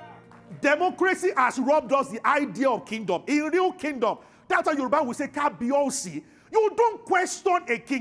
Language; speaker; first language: English; non-native, local second language; Yoruba